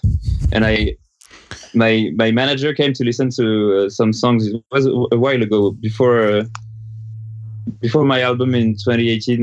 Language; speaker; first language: English; non-native, fluent; French